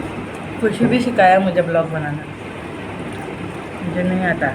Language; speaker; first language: Hindi; non-native, local second language; Bangla